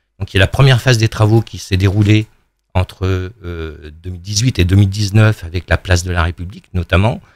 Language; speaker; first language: French; native; French